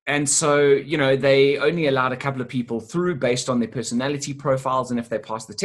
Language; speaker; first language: English; native; English